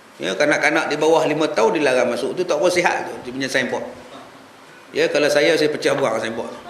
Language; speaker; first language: Malay; native; Malay